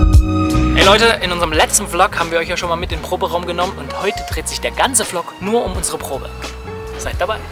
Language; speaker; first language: German; native; German